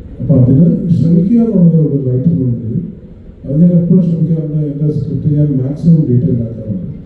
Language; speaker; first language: Malayalam; native; Malayalam